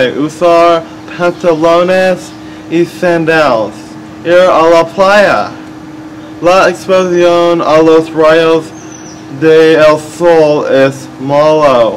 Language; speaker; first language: Spanish; non-native, learner; English